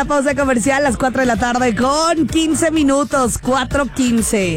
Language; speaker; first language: Spanish; native; Spanish